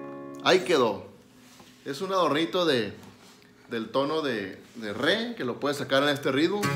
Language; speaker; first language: Spanish; native; Spanish